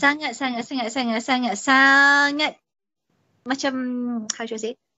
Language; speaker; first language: English; non-native, local second language; Malay